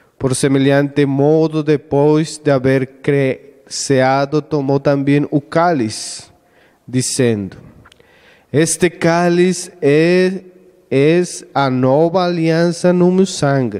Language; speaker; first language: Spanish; non-native, learner; Portuguese